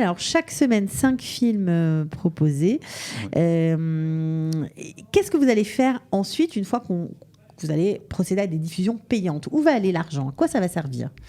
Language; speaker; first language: French; native; French